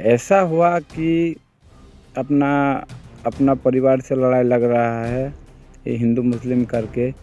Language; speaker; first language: Hindi; non-native, local second language; Bangla